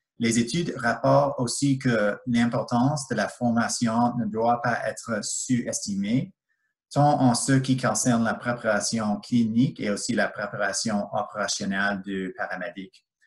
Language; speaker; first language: French; non-native, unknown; English